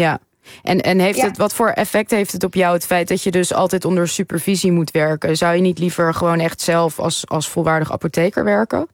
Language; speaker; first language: Dutch; native; Dutch